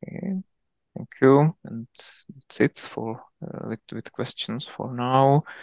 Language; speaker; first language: English; non-native, fluent; Czech